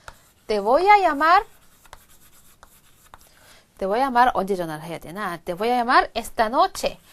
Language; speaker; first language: Spanish; non-native, fluent; Korean